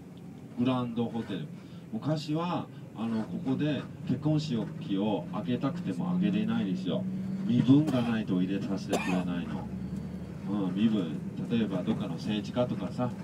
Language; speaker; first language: Japanese; non-native, fluent; Chinese